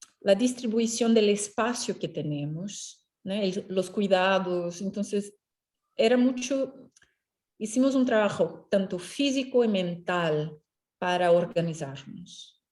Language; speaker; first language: Spanish; non-native, fluent; Portuguese